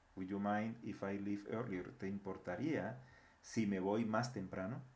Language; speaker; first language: Spanish; native; Spanish